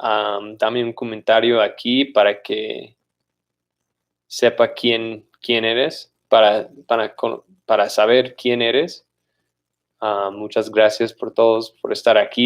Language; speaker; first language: Spanish; non-native, fluent; English